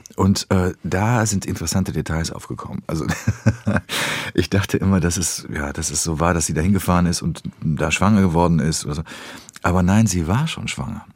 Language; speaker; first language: German; early bilingual, other home language; Polish